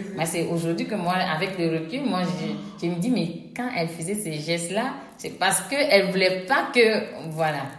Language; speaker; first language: French; non-native, local second language; Ewe